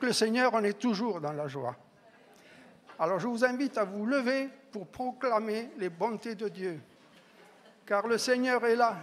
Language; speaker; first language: French; native; French